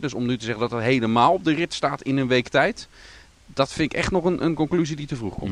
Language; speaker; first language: Dutch; native; Dutch